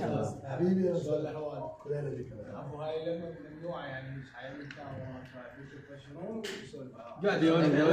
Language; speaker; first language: Arabic; native; Arabic